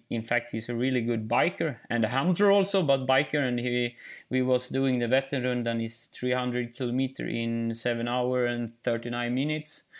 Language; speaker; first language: English; non-native, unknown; Swedish